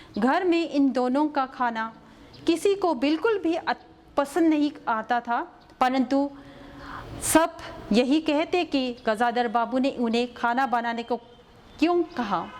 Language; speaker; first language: Hindi; non-native, local second language; Manipuri